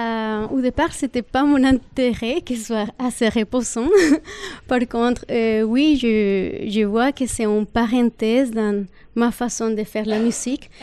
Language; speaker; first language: French; non-native, fluent; Spanish